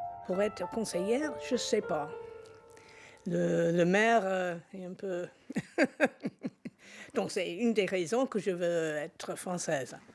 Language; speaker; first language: French; non-native, fluent; English